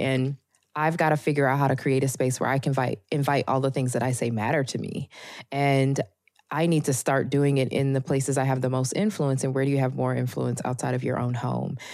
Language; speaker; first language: English; native; English